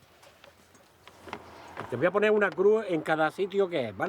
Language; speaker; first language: Spanish; native; Spanish